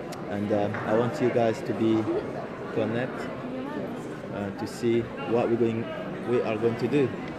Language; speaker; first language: English; non-native, learner; Lingala